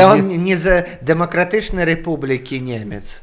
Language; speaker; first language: Polish; non-native, learner; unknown